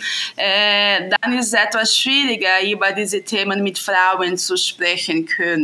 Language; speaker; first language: German; non-native, fluent; Portuguese